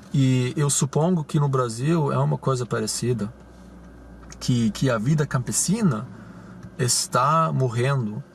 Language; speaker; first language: Portuguese; non-native, fluent; German